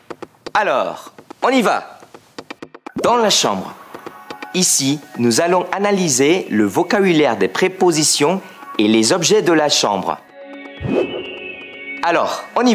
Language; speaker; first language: French; non-native, fluent; Spanish